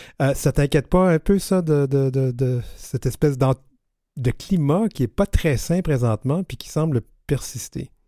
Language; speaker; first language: French; native; French